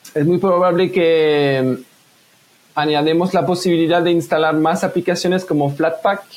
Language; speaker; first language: Spanish; non-native, fluent; French